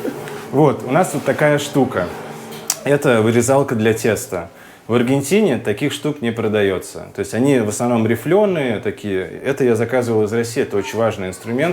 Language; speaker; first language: Russian; native; Russian